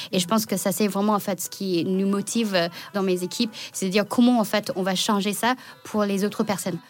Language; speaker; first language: French; non-native, fluent; Chinese